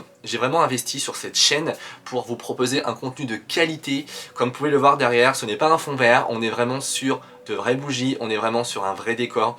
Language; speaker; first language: French; native; French